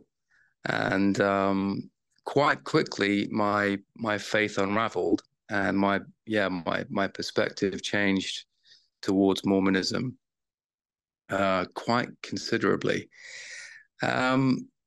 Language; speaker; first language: English; native; English